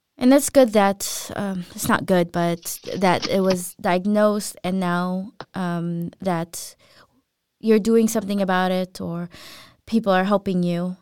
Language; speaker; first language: English; early bilingual, other home language; Filipino